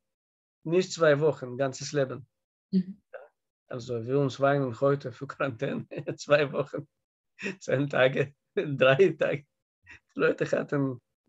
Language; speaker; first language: German; non-native, learner; Russian